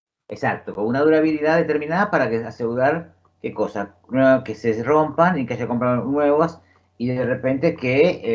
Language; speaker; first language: Spanish; native; Spanish